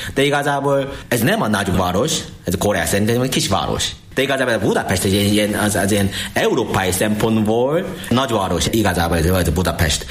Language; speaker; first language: Hungarian; non-native, learner; Korean